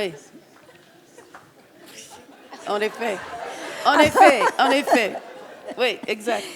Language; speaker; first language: French; non-native, fluent; English